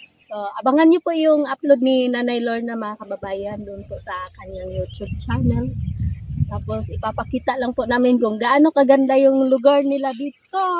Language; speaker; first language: Filipino; non-native, local second language; Cebuano